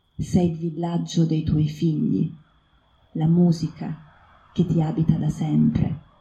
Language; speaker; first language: Italian; native; Italian